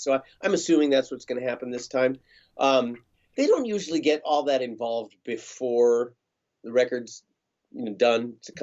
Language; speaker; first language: English; native; English